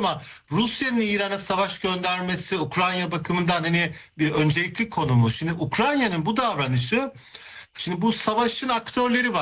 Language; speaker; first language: Turkish; native; Turkish